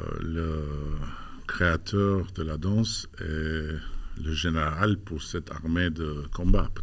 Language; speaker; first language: French; non-native, fluent; Albanian